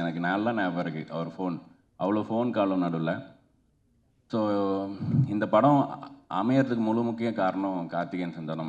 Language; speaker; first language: Tamil; native; Tamil